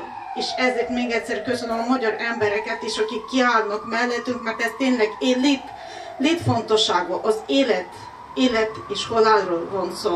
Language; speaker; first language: Hungarian; non-native, fluent; Ukrainian